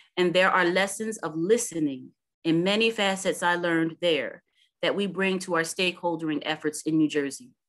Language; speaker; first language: English; native; English